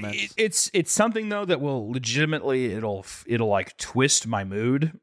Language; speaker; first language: English; native; English